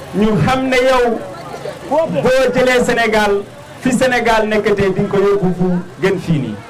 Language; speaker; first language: Wolof; non-native, local second language; Fula